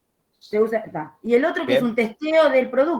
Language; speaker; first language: Spanish; native; Spanish